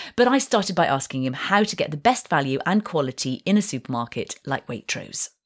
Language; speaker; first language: English; native; English